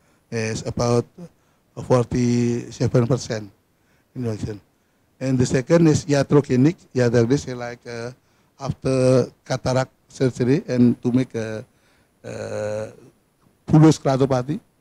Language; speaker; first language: English; non-native, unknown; Indonesian